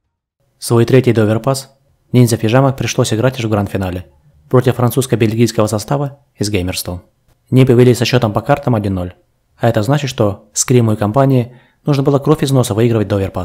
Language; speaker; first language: Russian; native; Russian